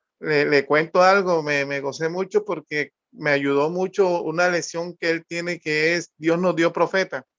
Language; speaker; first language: Spanish; native; Spanish